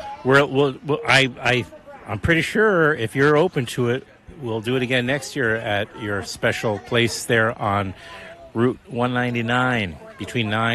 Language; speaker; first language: English; native; English